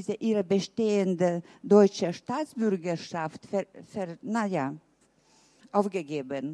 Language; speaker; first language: German; early bilingual, heritage; German